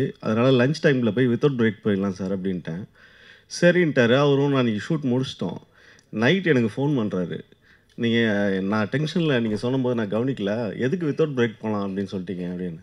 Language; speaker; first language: Tamil; native; Tamil